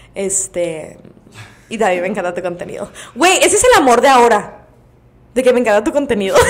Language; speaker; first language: Spanish; native; Spanish